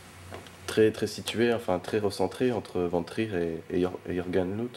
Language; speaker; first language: French; native; French